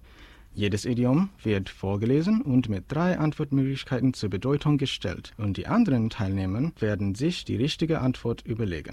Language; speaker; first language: German; non-native, fluent; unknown